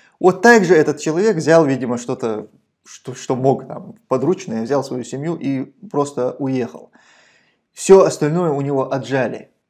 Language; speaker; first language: Russian; non-native, local second language; Chechen